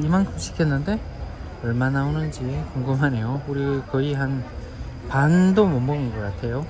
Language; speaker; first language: Korean; native; Korean